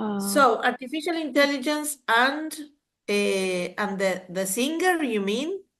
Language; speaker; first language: English; non-native, fluent; Spanish